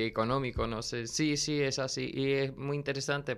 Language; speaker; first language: Spanish; non-native, learner; Armenian